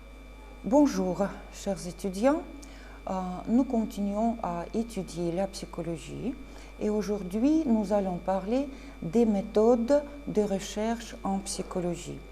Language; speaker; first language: French; non-native, fluent; Russian